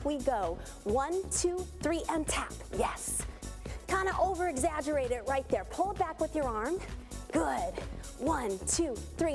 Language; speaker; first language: English; native; English